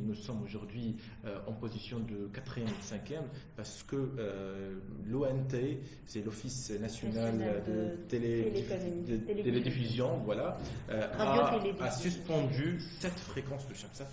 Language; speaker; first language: French; non-native, local second language; Arabic